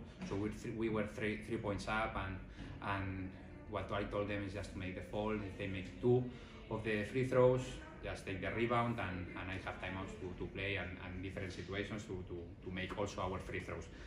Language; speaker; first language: English; non-native, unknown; Spanish